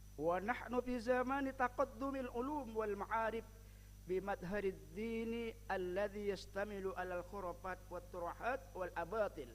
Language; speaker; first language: Arabic; non-native, fluent; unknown